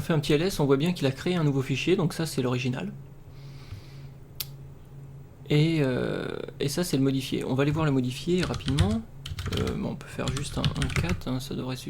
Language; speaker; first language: French; native; French